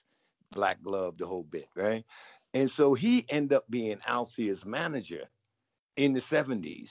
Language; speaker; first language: English; native; English